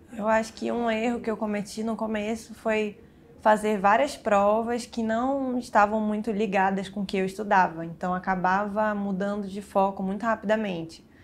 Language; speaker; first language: Portuguese; native; Portuguese